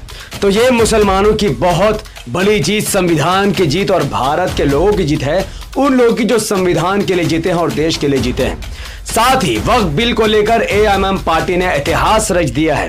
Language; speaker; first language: Hindi; native; Hindi